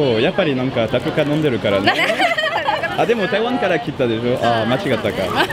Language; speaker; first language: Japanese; non-native, learner; French